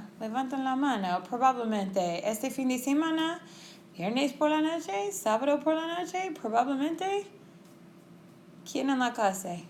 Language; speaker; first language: Spanish; non-native, fluent; English